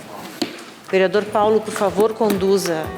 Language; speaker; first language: Portuguese; native; Portuguese